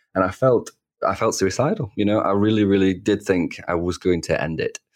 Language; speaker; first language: English; native; English